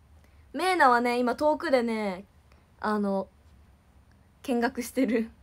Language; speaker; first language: Japanese; native; Japanese